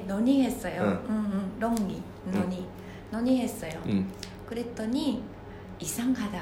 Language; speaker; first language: Korean; non-native, fluent; Japanese